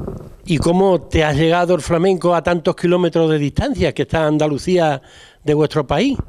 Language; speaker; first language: Spanish; native; Spanish